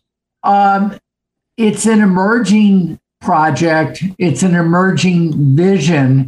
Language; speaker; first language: English; native; English